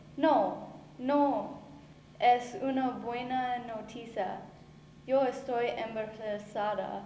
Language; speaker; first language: Spanish; non-native, learner; English